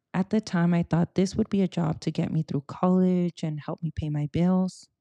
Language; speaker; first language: English; early bilingual, other home language; Spanish